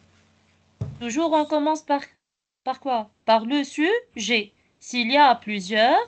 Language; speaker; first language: French; non-native, local second language; Arabic